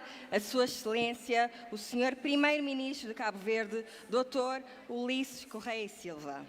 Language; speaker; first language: Portuguese; non-native, local second language; Kabuverdianu